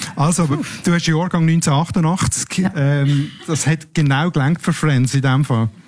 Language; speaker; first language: German; native; German